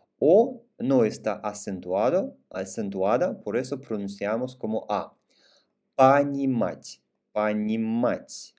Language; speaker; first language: Spanish; non-native, fluent; Russian